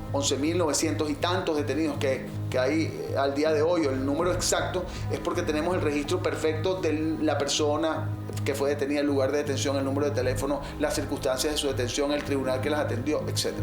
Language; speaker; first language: Spanish; native; Spanish